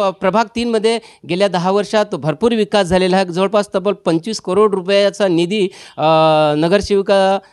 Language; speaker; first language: Marathi; native; Marathi